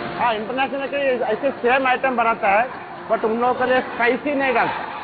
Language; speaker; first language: Hindi; non-native, local second language; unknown